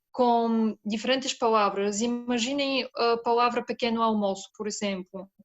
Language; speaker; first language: Portuguese; non-native, fluent; Bulgarian